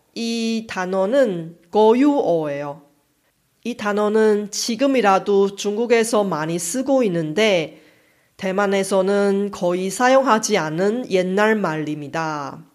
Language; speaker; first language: Korean; non-native, fluent; Chinese